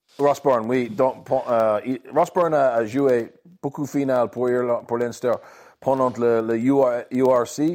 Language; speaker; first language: French; non-native, learner; English